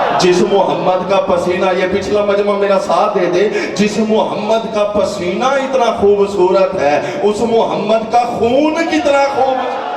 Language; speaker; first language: Urdu; non-native, local second language; Saraiki